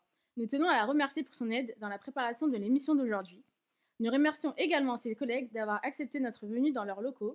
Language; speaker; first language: French; native; French